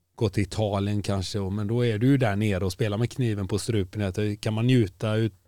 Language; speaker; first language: Swedish; native; Swedish